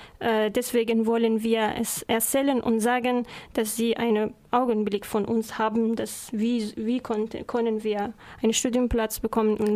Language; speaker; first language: German; non-native, learner; Persian